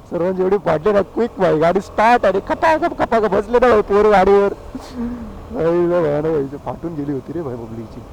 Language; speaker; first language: Marathi; non-native, local second language; Lambadi